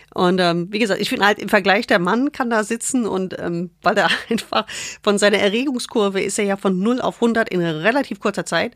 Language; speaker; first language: German; non-native, fluent; English